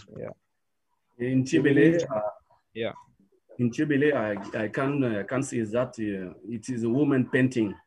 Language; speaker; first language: English; non-native, learner; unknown